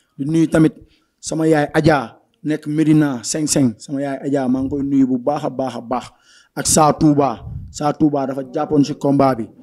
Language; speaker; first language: Wolof; non-native, local second language; Bambara